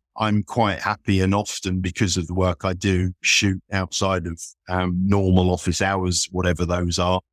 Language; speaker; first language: English; native; English